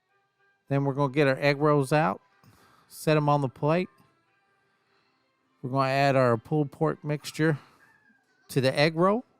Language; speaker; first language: English; native; English